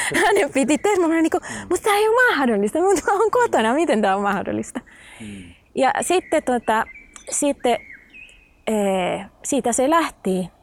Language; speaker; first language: Finnish; non-native, fluent; Spanish